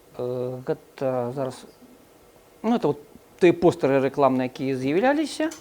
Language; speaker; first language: Belarusian; non-native, local second language; Russian